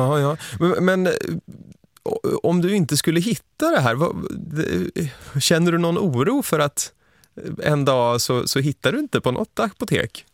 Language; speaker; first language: Swedish; native; Swedish